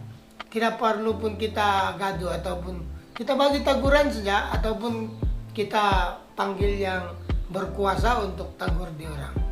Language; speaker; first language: Indonesian; non-native, fluent; Filipino